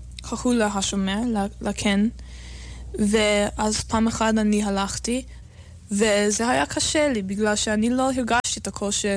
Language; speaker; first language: Hebrew; non-native, learner; English